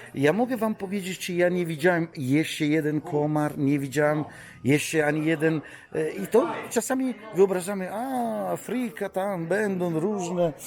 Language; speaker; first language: Polish; non-native, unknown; Italian